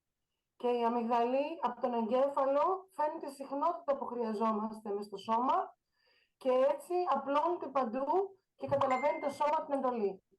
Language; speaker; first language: Greek; native; Greek